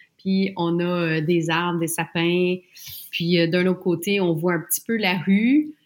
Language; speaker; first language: French; native; French